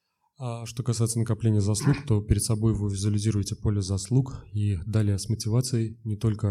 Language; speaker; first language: Russian; native; Russian